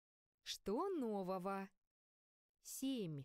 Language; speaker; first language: Russian; non-native, learner; English